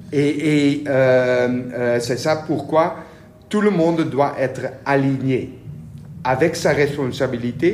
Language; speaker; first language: French; non-native, learner; Dutch